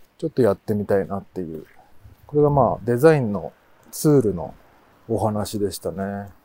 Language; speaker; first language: Japanese; native; Japanese